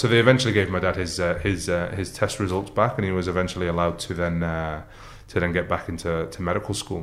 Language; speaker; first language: English; early bilingual, other home language; Arabic